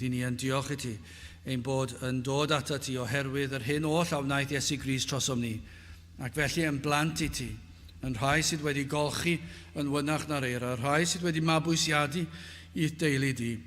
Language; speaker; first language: Welsh; native; Welsh